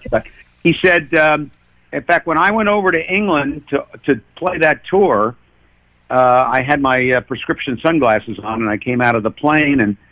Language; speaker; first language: English; native; English